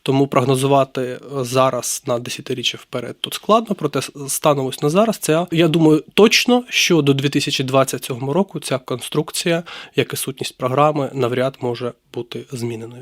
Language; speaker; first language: Ukrainian; native; Ukrainian